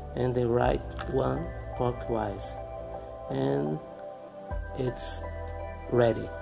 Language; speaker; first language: English; non-native, learner; Portuguese